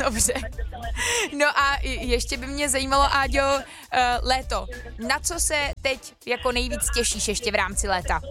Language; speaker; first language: Czech; native; Czech